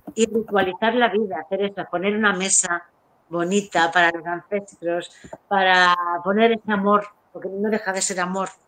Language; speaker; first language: Spanish; native; Spanish